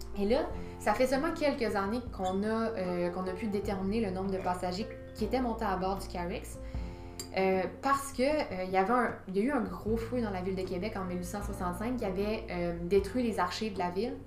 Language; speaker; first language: French; native; French